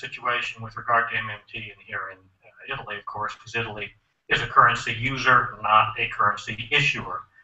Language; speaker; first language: English; native; English